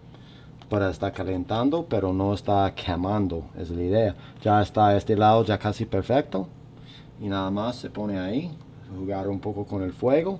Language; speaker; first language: Spanish; non-native, learner; English